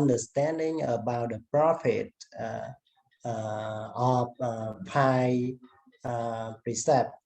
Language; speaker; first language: English; non-native, learner; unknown